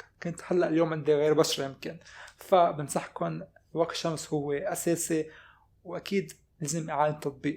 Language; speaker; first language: Arabic; native; Arabic